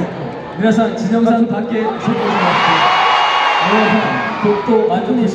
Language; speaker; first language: Japanese; non-native, learner; Korean